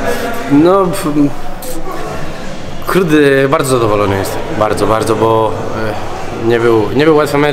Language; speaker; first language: Polish; non-native, learner; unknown